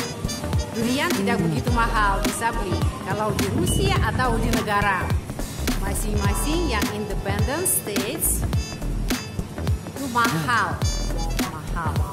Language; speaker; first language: Indonesian; non-native, fluent; Russian